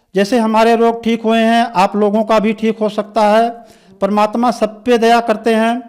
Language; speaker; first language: Hindi; native; Hindi